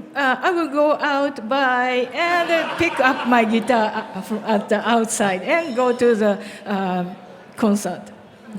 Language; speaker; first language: English; non-native, learner; Japanese